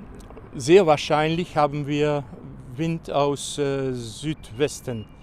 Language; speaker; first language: German; non-native, fluent; French